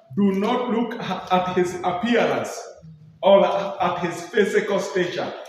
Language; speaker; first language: English; non-native, local second language; Swahili